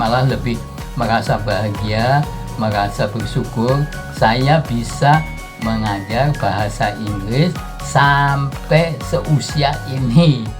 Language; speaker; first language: Indonesian; non-native, local second language; Dutch